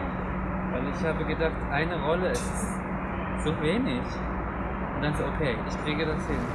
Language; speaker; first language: German; non-native, learner; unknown